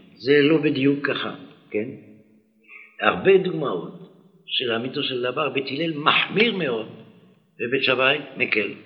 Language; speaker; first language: Hebrew; non-native, fluent; French